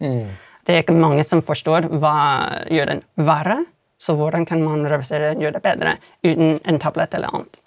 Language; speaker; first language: Swedish; non-native, fluent; English